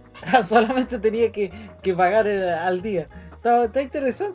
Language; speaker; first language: Spanish; native; Spanish